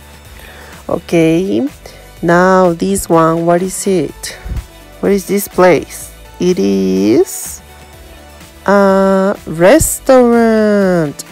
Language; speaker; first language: English; non-native, learner; Spanish